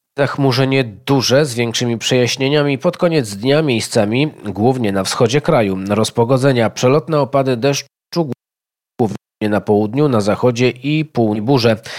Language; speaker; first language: Polish; native; Polish